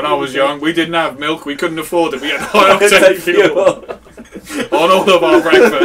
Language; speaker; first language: English; native; English